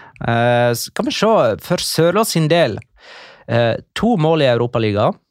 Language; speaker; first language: Norwegian; native; Norwegian